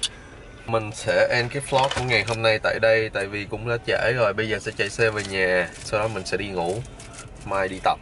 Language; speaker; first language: Vietnamese; early bilingual, other home language; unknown